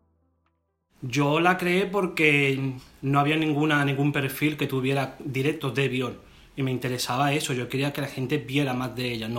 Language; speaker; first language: Spanish; native; Spanish